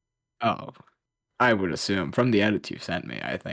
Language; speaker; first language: English; native; English